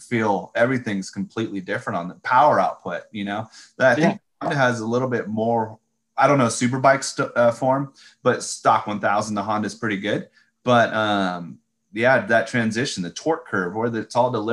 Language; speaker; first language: English; native; English